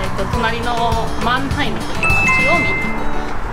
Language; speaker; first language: Japanese; non-native, fluent; German